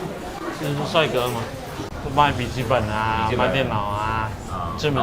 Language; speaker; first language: Chinese; native; Chinese